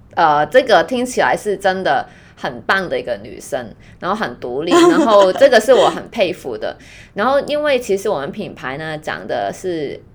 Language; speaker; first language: Chinese; non-native, fluent; Cantonese